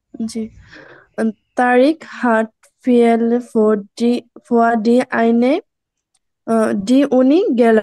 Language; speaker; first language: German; non-native, learner; Bangla